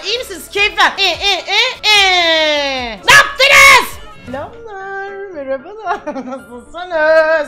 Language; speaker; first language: Turkish; native; Turkish